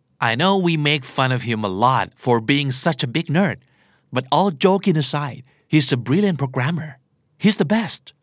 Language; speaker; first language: English; non-native, fluent; Thai